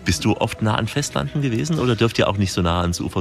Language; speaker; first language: German; native; German